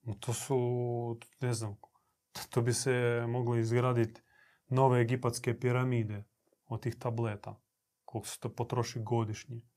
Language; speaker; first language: Croatian; native; Croatian